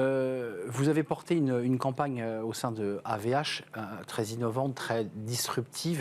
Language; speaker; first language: French; native; French